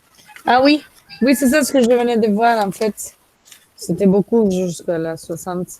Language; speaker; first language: French; non-native, fluent; Spanish